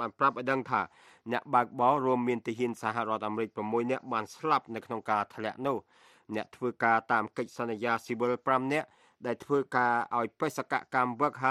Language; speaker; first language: Khmer; native; Khmer